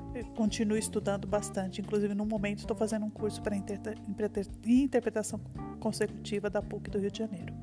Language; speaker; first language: Portuguese; native; Portuguese